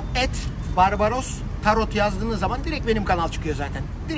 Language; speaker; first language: Turkish; native; Turkish